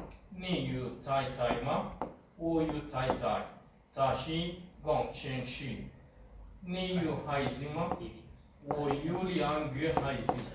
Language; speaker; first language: Chinese; non-native, learner; English